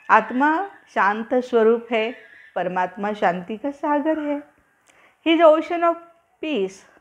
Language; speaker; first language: Hindi; non-native, local second language; Marathi